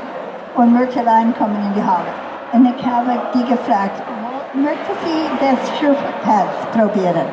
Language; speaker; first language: German; non-native, fluent; English